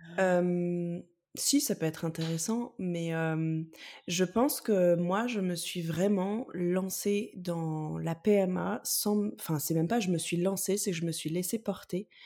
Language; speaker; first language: French; native; French